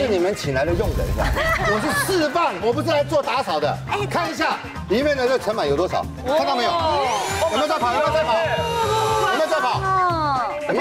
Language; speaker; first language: Chinese; native; Chinese